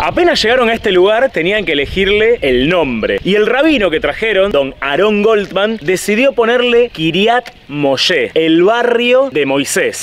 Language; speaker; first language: Spanish; native; Spanish